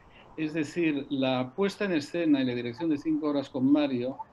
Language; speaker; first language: Spanish; native; Spanish